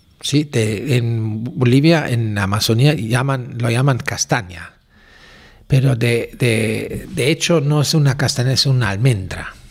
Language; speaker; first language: Spanish; non-native, fluent; German